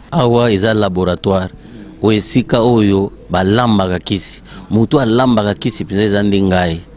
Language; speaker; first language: Lingala; non-native, local second language; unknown